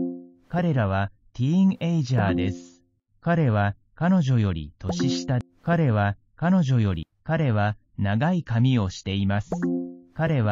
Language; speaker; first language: Japanese; non-native, learner; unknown